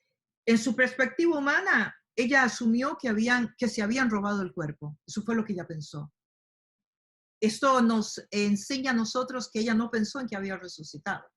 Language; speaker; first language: Spanish; native; Spanish